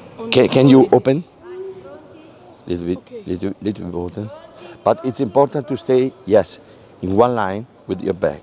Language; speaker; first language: English; non-native, learner; Italian